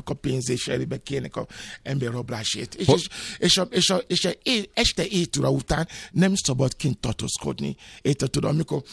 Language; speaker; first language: Hungarian; non-native, fluent; Yoruba